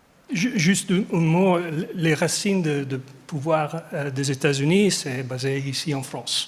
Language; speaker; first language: French; non-native, fluent; English